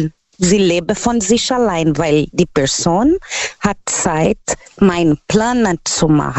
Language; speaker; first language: German; non-native, learner; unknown